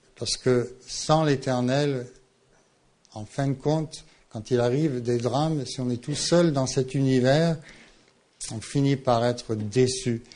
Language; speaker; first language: French; non-native, fluent; English